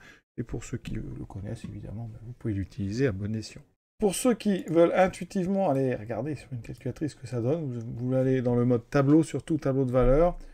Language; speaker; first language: French; native; French